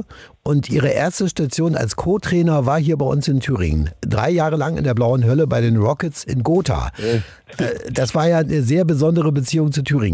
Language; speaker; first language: German; native; German